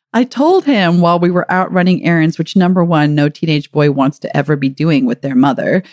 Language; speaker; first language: English; native; English